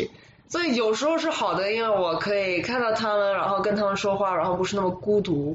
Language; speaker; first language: Chinese; early bilingual, other home language; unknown